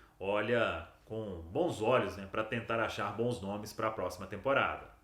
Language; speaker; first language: Portuguese; native; Portuguese